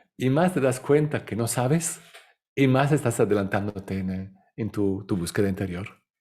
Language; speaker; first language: Spanish; non-native, fluent; Italian